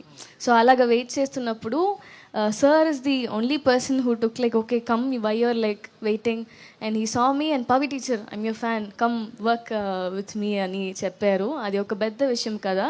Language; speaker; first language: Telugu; non-native, learner; Tamil